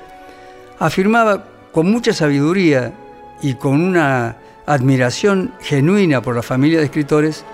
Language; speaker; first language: Spanish; native; Spanish